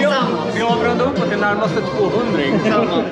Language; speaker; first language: Swedish; native; Swedish